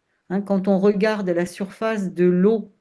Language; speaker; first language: French; native; French